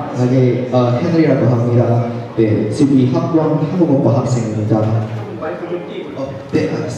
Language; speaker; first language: Korean; non-native, learner; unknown